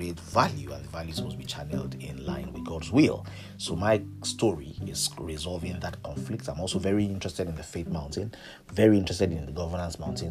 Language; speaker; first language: English; non-native, local second language; Yoruba